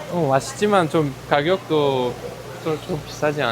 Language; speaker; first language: Korean; non-native, learner; Uzbek